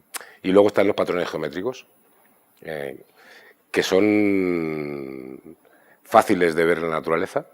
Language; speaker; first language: Spanish; native; Spanish